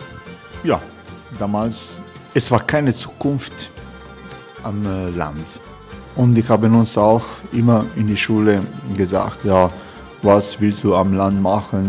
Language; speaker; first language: German; non-native, fluent; Croatian